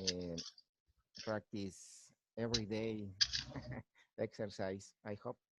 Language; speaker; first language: English; non-native, learner; Spanish